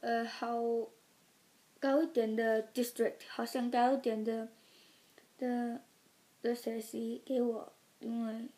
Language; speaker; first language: Chinese; early bilingual, heritage; Chinese